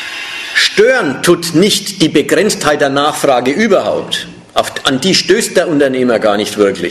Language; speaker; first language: German; native; German